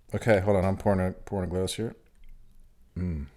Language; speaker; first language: English; native; English